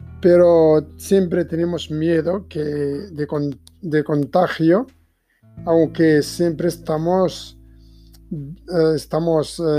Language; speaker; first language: Spanish; non-native, fluent; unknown